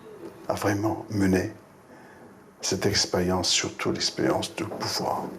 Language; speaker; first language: French; non-native, local second language; Arabic